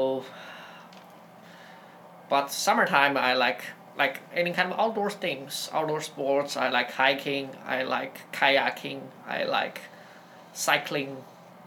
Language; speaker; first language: English; non-native, fluent; Chinese